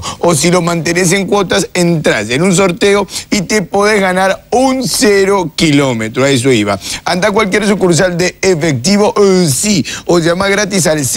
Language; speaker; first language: Spanish; native; Spanish